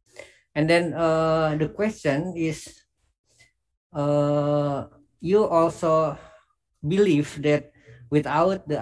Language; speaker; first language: English; non-native, learner; Indonesian